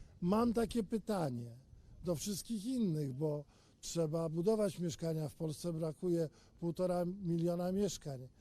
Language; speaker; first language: Polish; native; Polish